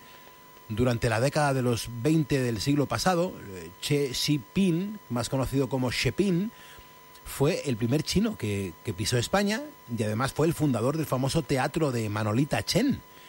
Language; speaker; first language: Spanish; native; Spanish